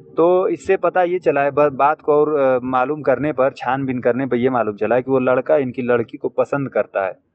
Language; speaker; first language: Hindi; native; Hindi